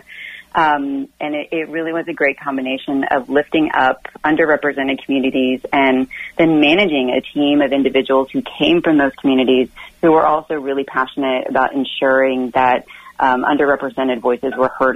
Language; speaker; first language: English; native; English